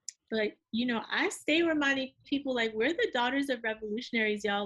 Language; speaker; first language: English; early bilingual, other home language; Haitian Creole